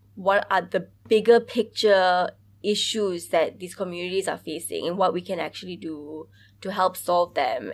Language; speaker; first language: English; early bilingual, other home language; Hindi